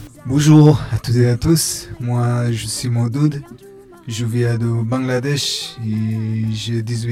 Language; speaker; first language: French; non-native, learner; Bangla